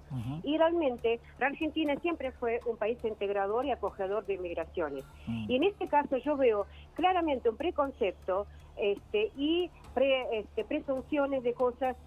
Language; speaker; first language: Spanish; non-native, fluent; Russian